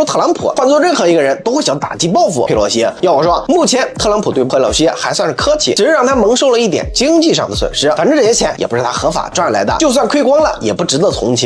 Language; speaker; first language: Chinese; native; Chinese